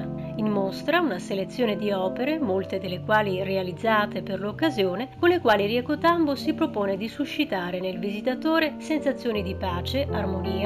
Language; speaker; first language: Italian; native; Italian